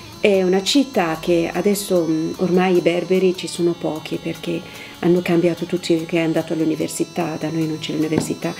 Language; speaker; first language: Italian; non-native, fluent; Arabic